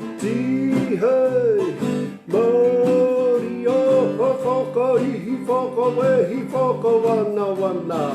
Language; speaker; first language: Māori; non-native, local second language; English